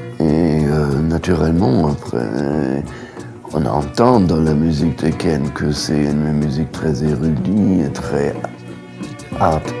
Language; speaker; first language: French; non-native, fluent; German